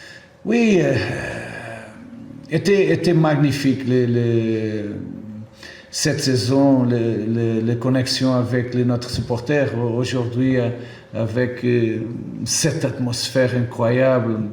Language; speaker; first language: French; non-native, fluent; Portuguese